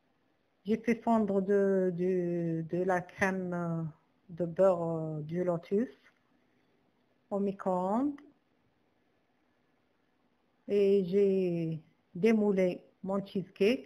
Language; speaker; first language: French; non-native, local second language; Arabic